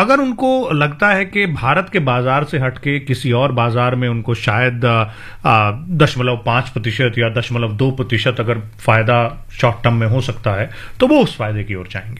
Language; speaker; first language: Hindi; native; Hindi